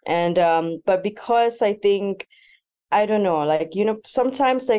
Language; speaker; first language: English; non-native, local second language; Malay